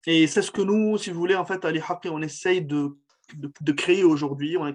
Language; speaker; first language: French; non-native, local second language; Arabic